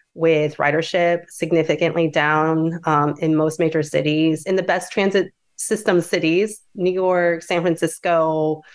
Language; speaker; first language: English; native; English